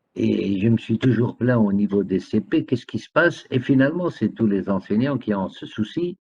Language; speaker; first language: French; non-native, local second language; Arabic